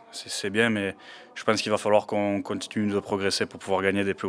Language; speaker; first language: French; native; French